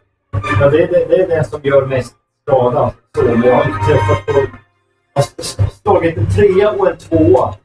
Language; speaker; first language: Swedish; native; Swedish